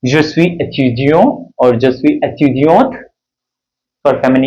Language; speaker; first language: French; non-native, fluent; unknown